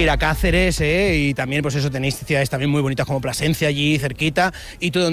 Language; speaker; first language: Spanish; native; Spanish